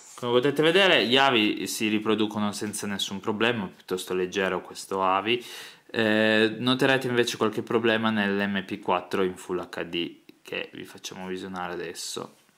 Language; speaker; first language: Italian; native; Italian